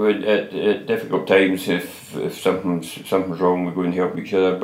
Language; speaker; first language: English; native; English